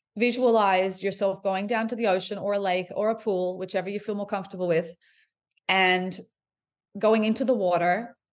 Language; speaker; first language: English; native; English